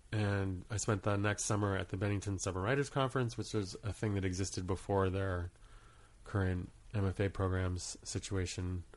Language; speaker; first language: English; native; English